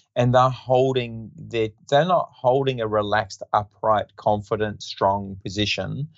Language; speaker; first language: English; native; English